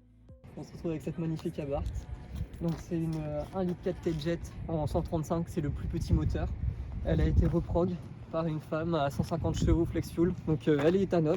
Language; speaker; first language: French; native; French